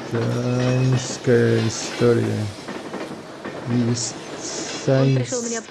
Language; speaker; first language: Russian; non-native, fluent; Spanish